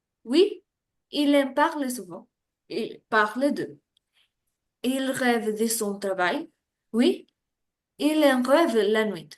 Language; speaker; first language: French; non-native, learner; Spanish